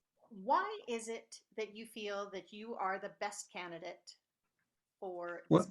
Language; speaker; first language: English; native; English